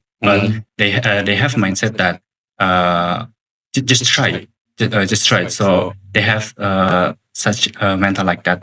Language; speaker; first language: English; non-native, learner; Indonesian